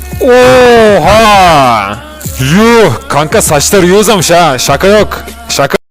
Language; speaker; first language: Turkish; native; Turkish